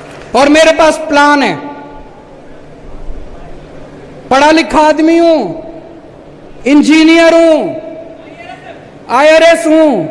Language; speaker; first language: Hindi; native; Hindi